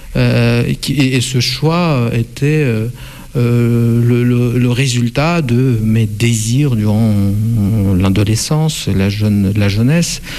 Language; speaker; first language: French; non-native, fluent; Russian